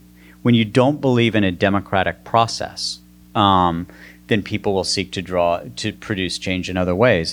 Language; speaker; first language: English; native; English